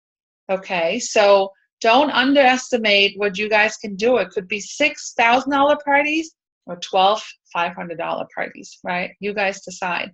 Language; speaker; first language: English; native; English